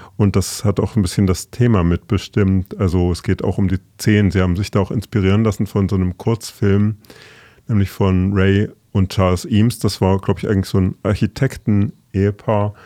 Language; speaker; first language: German; native; German